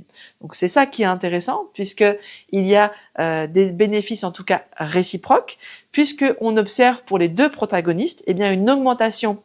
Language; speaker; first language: French; native; French